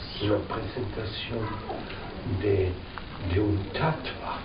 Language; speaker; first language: Spanish; non-native, fluent; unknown